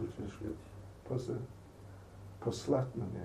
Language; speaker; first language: Russian; non-native, learner; English